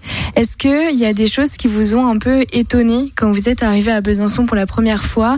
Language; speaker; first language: French; native; French